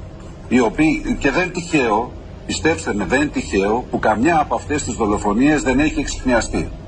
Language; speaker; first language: Greek; native; Greek